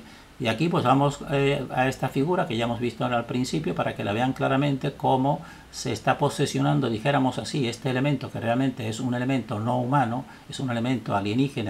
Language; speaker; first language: Spanish; native; Spanish